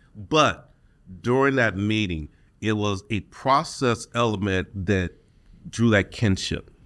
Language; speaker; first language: English; native; English